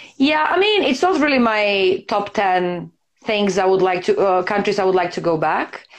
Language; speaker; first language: English; non-native, fluent; Serbian